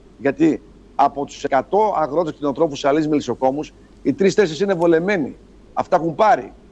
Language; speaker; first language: Greek; native; Greek